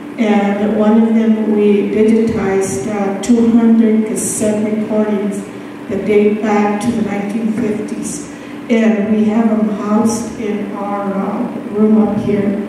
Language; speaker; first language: English; native; English